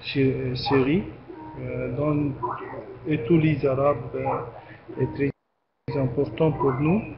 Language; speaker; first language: French; non-native, learner; Arabic